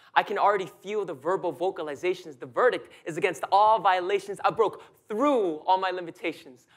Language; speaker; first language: English; native; English